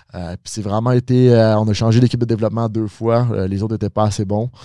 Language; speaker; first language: French; native; French